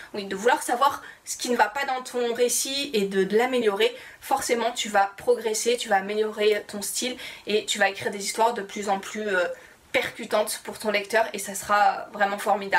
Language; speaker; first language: French; native; French